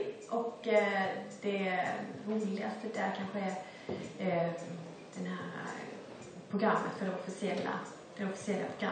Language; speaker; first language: Swedish; native; Swedish